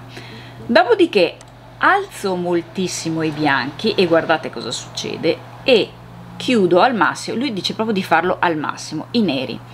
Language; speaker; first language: Italian; native; Italian